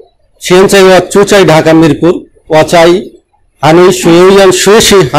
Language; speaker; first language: Chinese; non-native, learner; Bangla